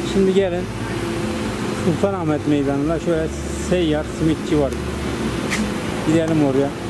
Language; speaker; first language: Turkish; native; Turkish